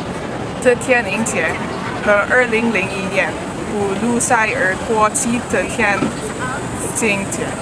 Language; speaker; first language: Chinese; non-native, learner; Filipino